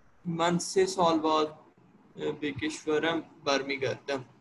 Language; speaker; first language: Persian; non-native, learner; Urdu